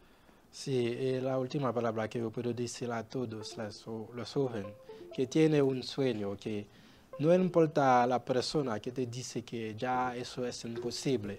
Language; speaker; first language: Spanish; non-native, learner; Haitian Creole